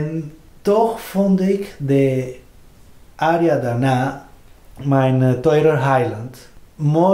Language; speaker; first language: Dutch; non-native, fluent; Spanish